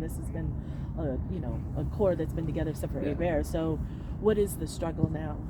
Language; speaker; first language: English; native; English